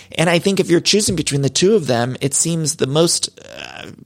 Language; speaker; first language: English; early bilingual, other home language; Italian